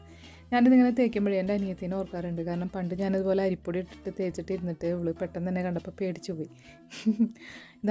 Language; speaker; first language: Malayalam; native; Malayalam